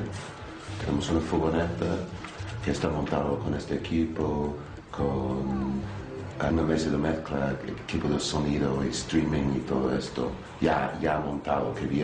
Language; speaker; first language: Spanish; non-native, fluent; English